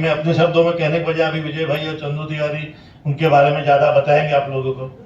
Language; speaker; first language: Hindi; native; Hindi